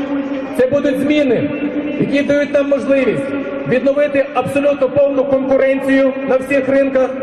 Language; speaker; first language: Ukrainian; native; Ukrainian